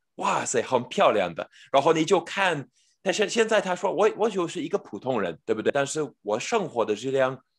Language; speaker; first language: Chinese; non-native, fluent; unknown